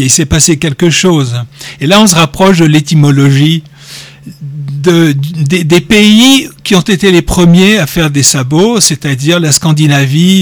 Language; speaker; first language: French; native; French